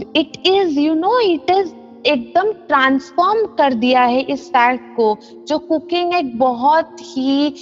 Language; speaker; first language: Hindi; non-native, local second language; Assamese